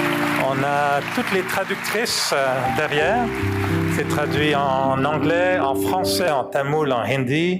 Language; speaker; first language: French; native; French